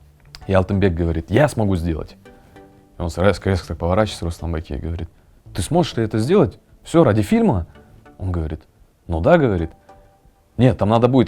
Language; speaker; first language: Russian; non-native, local second language; Kyrgyz